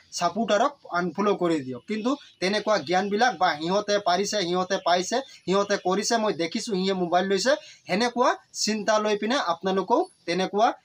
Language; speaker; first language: Assamese; non-native, local second language; Sadri